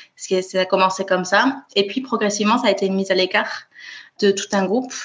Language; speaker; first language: French; native; French